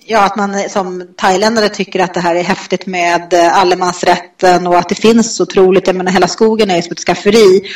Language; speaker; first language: Swedish; native; Swedish